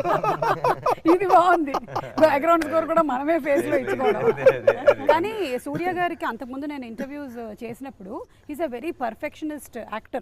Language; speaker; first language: Telugu; native; Telugu